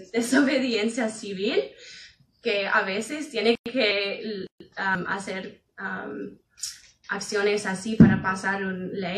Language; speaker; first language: Spanish; non-native, fluent; English